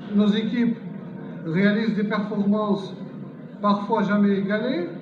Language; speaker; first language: French; non-native, local second language; Arabic